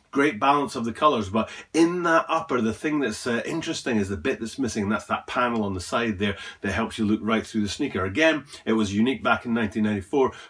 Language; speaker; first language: English; native; English